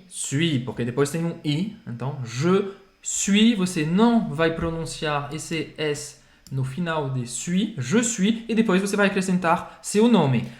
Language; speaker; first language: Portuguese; non-native, fluent; French